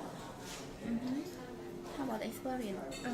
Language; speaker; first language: English; non-native, learner; Khmer